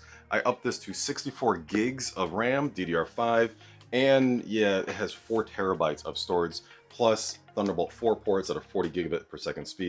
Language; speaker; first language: English; native; English